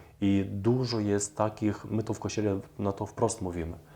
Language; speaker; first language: Polish; non-native, fluent; Ukrainian